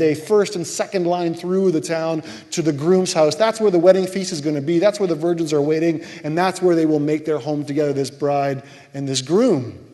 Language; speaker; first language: English; native; English